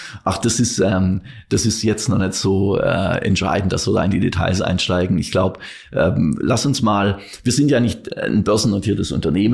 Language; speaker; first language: German; native; German